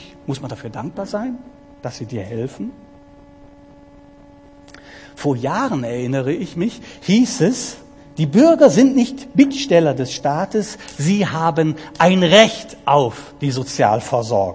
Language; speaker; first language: German; native; German